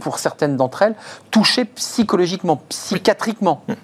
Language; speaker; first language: French; native; French